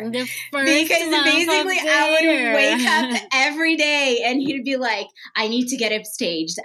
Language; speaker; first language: English; early bilingual, other home language; Portuguese